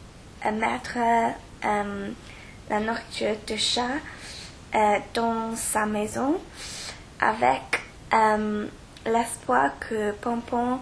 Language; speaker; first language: French; non-native, learner; English